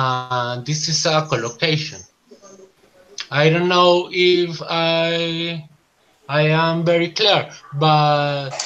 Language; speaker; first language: English; non-native, learner; Spanish